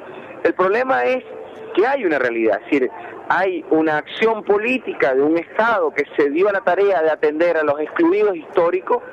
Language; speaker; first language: Spanish; native; Spanish